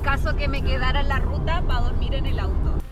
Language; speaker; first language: Spanish; native; Spanish